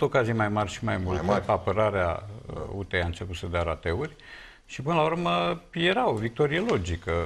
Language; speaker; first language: Romanian; native; Romanian